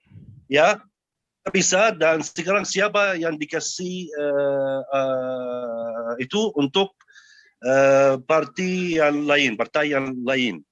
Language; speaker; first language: Indonesian; non-native, fluent; Arabic